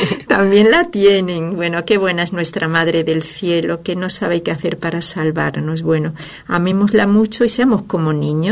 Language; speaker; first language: Spanish; native; Spanish